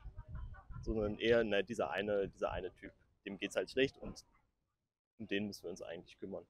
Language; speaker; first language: German; native; German